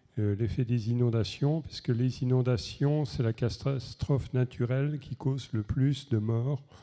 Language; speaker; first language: French; native; French